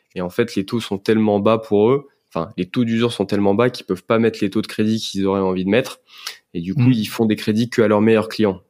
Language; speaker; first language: French; native; French